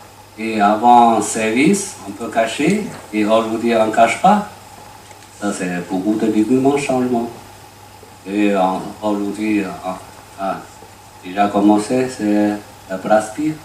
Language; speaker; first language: French; non-native, learner; Chinese